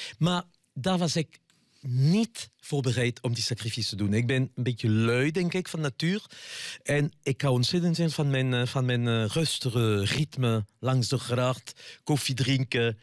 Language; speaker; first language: Dutch; non-native, fluent; French